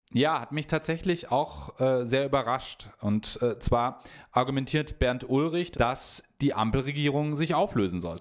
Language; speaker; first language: German; native; German